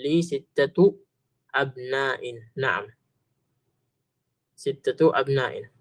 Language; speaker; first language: Arabic; non-native, fluent; Filipino